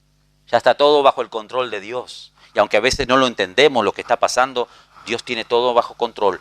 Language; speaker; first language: Spanish; native; Spanish